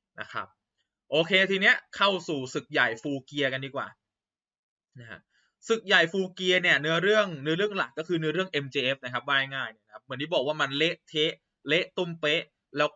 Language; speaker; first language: Thai; native; Thai